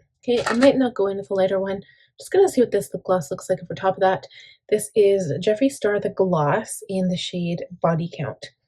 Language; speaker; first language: English; native; English